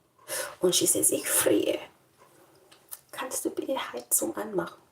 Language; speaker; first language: German; non-native, learner; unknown